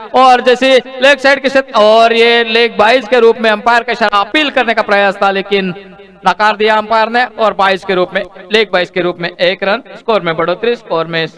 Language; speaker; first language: Hindi; non-native, local second language; Marathi